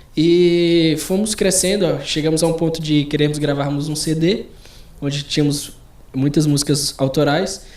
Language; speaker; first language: Portuguese; native; Portuguese